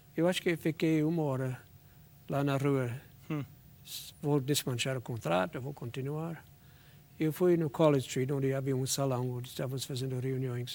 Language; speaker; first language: Portuguese; non-native, fluent; English